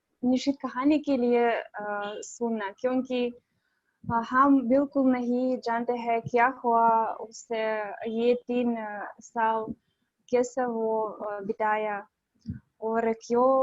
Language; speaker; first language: Hindi; non-native, learner; Russian